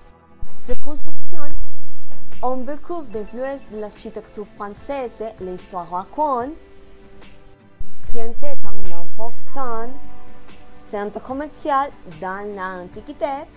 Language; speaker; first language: French; non-native, learner; Spanish